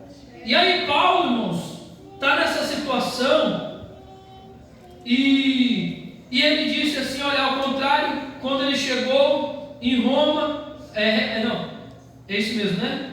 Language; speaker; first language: Portuguese; native; Portuguese